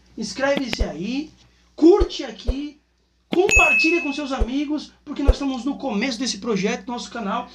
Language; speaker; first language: Portuguese; native; Portuguese